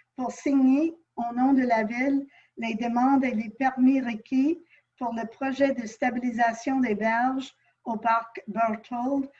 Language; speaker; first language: French; non-native, local second language; English